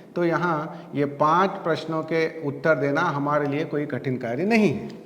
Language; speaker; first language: Hindi; non-native, local second language; Telugu